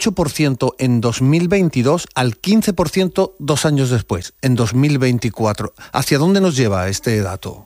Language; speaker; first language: Spanish; native; Spanish